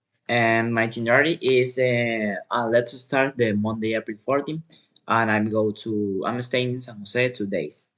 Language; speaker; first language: English; non-native, learner; Spanish